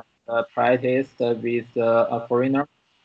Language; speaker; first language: English; non-native, learner; Chinese